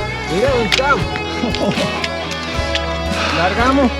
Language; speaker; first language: Spanish; native; Spanish